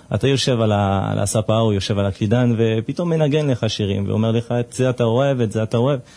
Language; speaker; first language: Hebrew; non-native, fluent; French